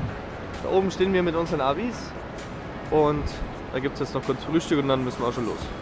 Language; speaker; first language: German; native; German